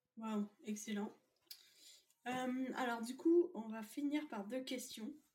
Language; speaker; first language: French; native; French